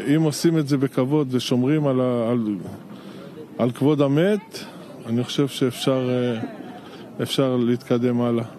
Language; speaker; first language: Hebrew; native; Hebrew